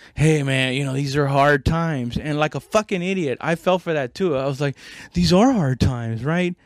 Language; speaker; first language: English; non-native, fluent; Spanish